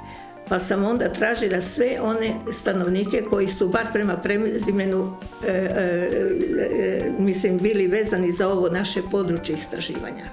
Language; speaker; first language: Croatian; native; Croatian